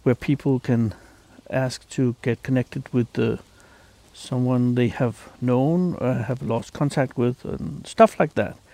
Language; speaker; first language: English; non-native, fluent; Danish